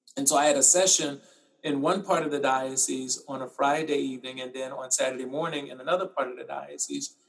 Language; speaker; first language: English; native; English